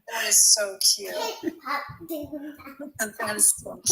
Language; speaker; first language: English; native; English